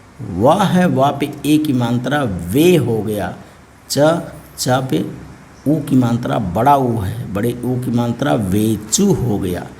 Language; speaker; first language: Hindi; native; Hindi